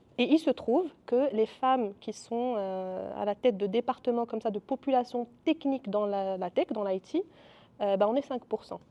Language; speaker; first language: French; non-native, local second language; Arabic